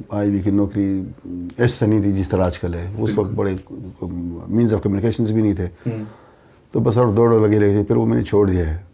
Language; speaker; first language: Urdu; non-native, local second language; Pashto